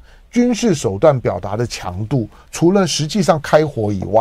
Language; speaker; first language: Chinese; native; Chinese